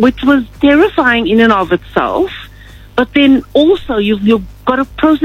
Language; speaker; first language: English; native; English